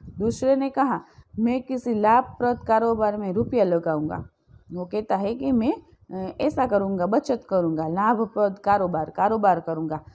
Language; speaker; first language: Hindi; non-native, local second language; Gujarati